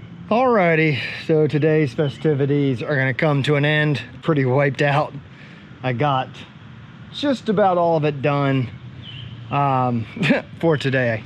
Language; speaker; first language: English; native; English